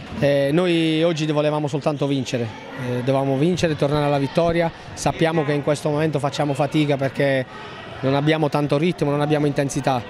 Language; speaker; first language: Italian; native; Italian